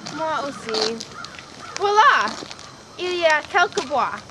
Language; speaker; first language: French; non-native, learner; English